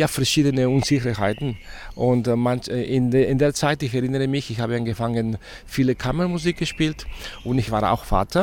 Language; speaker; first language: German; non-native, fluent; Spanish